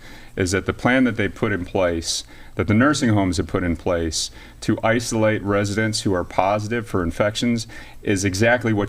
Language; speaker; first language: English; native; English